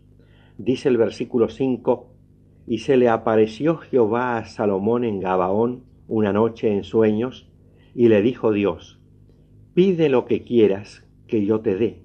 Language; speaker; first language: Spanish; native; Spanish